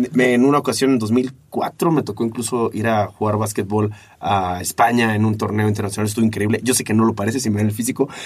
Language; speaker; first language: Spanish; native; Spanish